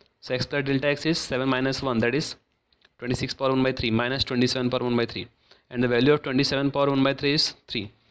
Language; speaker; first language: English; non-native, local second language; Hindi